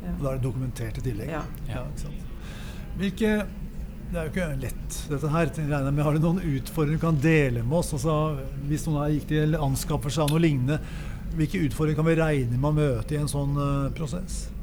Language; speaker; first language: Norwegian; native; Norwegian